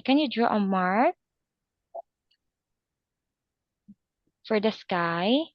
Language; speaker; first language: English; non-native, local second language; Filipino